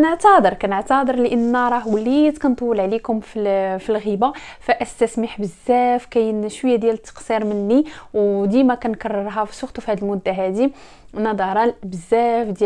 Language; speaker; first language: Arabic; native; Arabic